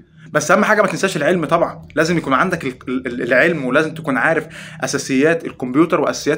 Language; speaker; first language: Arabic; native; Arabic